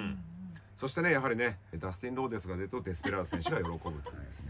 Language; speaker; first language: Japanese; native; Japanese